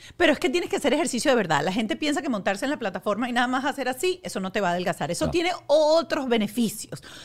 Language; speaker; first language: Spanish; native; Spanish